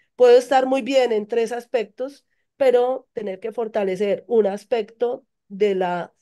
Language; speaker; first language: Spanish; native; Spanish